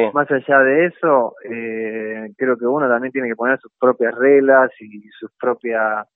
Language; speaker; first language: Spanish; native; Spanish